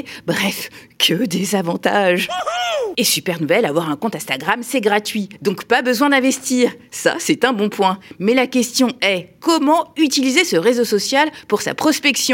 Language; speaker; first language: French; native; French